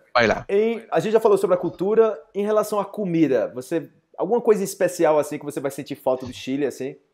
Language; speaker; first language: Portuguese; native; Portuguese